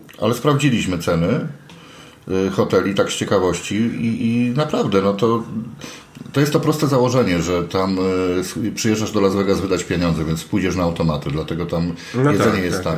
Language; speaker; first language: Polish; native; Polish